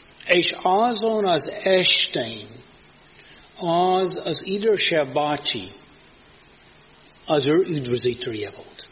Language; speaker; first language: Hungarian; non-native, fluent; English